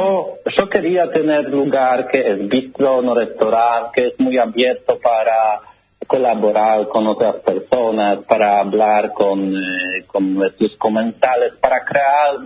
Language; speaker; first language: Spanish; non-native, learner; Polish